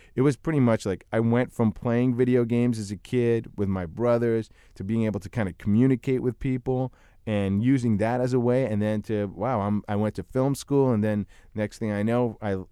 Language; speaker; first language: English; early bilingual, other home language; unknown